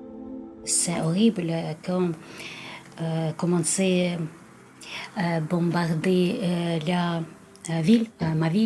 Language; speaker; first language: French; non-native, learner; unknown